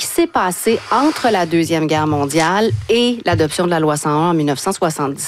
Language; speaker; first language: French; native; French